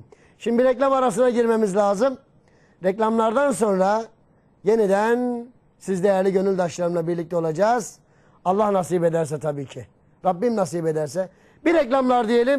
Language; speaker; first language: Turkish; native; Turkish